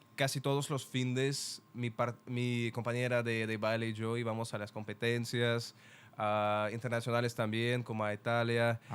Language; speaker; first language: Spanish; non-native, fluent; Ukrainian